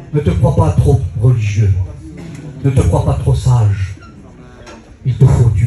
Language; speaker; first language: French; native; French